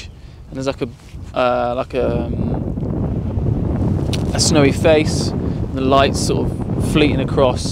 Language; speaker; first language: English; native; English